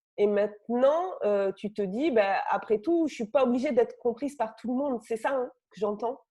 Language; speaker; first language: French; native; French